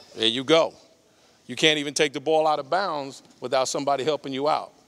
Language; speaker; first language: English; native; English